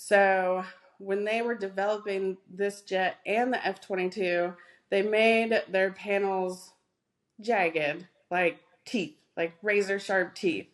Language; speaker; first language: English; native; English